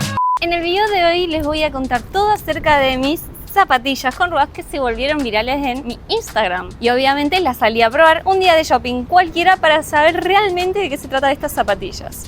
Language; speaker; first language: Spanish; native; Spanish